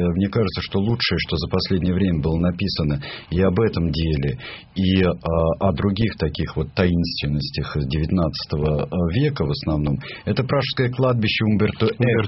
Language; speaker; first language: Russian; native; Russian